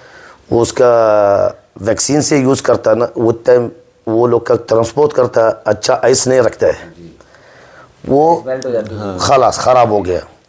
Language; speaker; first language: Hindi; non-native, learner; Arabic